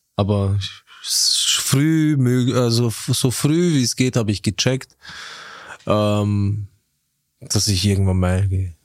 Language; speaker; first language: German; early bilingual, other home language; Turkish